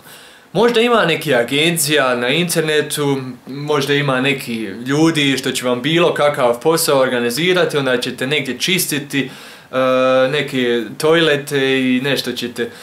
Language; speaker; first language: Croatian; early bilingual, heritage; Croatian